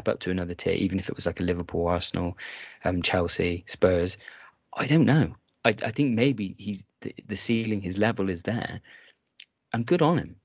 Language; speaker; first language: English; native; English